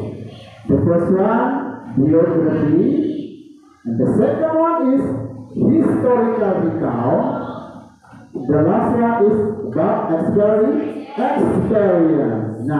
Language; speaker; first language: English; non-native, local second language; Indonesian